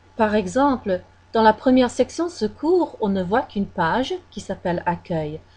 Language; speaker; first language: French; non-native, fluent; English